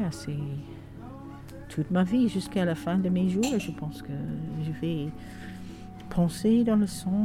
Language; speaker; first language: French; non-native, fluent; English